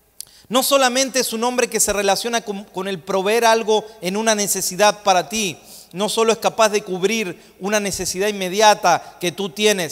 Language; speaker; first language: Spanish; native; Spanish